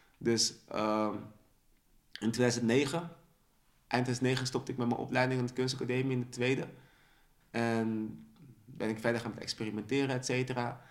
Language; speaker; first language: Dutch; early bilingual, other home language; Sranan Tongo